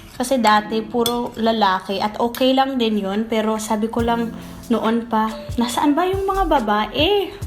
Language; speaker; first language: Filipino; non-native, fluent; English